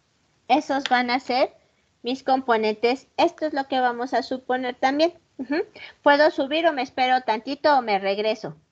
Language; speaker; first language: Spanish; native; Spanish